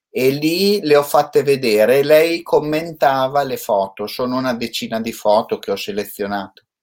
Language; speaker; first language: Italian; native; Italian